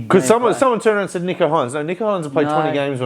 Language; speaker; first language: English; native; English